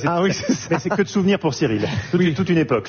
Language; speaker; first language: French; native; French